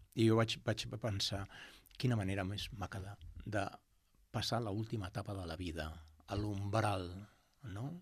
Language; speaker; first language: Catalan; non-native, local second language; Spanish